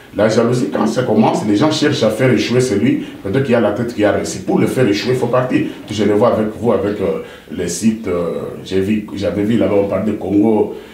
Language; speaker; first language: French; non-native, local second language; Lingala